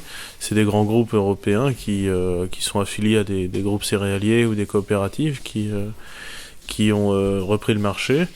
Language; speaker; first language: French; native; French